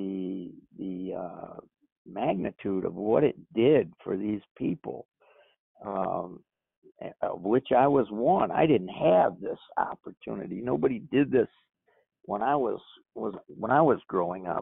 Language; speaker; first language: English; native; English